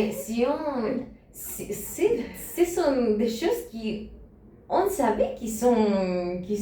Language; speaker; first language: French; non-native, learner; Spanish